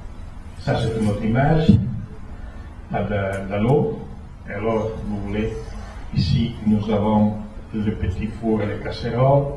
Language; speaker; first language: French; non-native, fluent; Italian